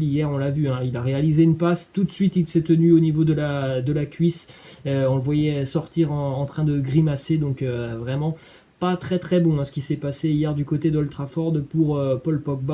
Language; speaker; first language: French; native; French